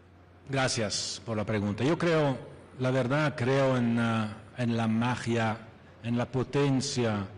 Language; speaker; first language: Spanish; non-native, fluent; Italian